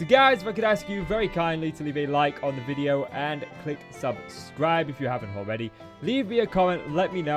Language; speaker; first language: English; native; English